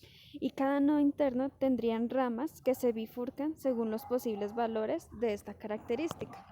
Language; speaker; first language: Spanish; native; Spanish